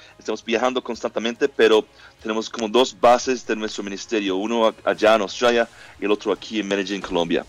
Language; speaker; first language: Spanish; non-native, learner; English